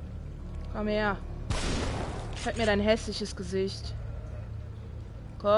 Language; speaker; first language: German; native; German